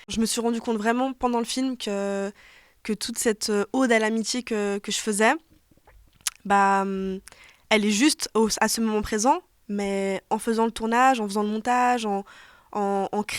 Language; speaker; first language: French; native; French